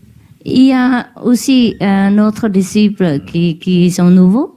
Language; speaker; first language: French; non-native, learner; Vietnamese